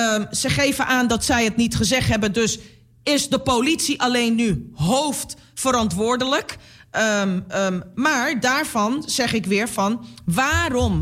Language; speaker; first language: Dutch; native; Dutch